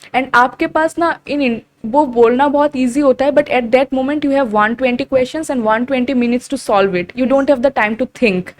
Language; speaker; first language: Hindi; non-native, local second language; Assamese